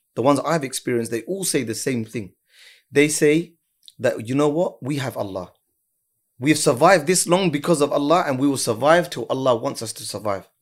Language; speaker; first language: English; early bilingual, other home language; Urdu